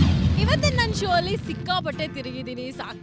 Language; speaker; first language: Kannada; native; Kannada